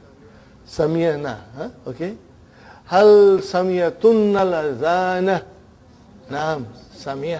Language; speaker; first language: Arabic; non-native, fluent; Bangla